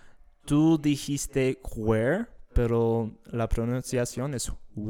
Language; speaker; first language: Spanish; non-native, fluent; English